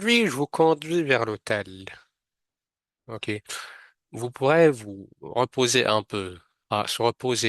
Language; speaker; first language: French; non-native, fluent; Arabic